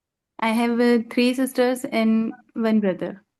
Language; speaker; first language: English; non-native, learner; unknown